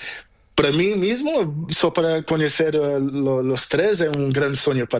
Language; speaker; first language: Spanish; non-native, local second language; Portuguese